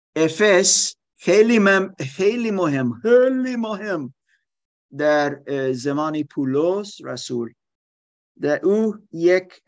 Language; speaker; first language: Persian; non-native, learner; German